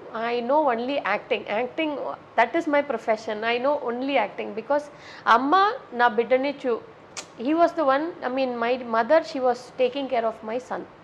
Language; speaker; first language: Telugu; non-native, local second language; Tamil